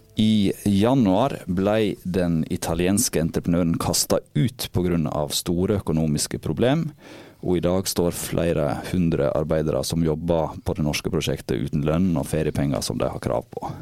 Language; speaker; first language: Norwegian; native; Norwegian